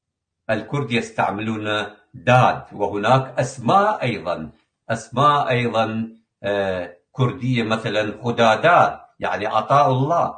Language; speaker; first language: Arabic; non-native, local second language; Kurdish